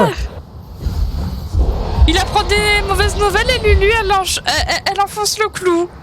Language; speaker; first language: French; native; French